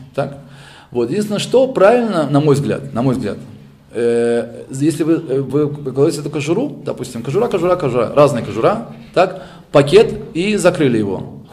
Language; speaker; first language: Russian; early bilingual, heritage; Russian